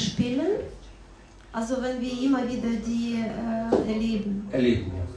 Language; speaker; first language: German; non-native, fluent; Russian